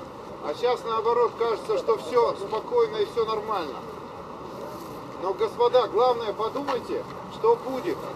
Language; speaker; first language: Russian; native; Russian